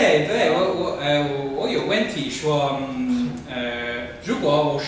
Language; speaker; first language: Chinese; non-native, learner; English